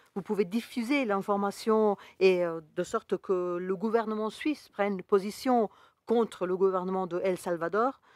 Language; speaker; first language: French; non-native, fluent; Spanish